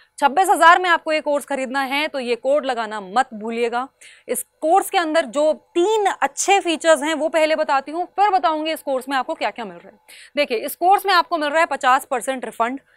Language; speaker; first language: Hindi; native; Hindi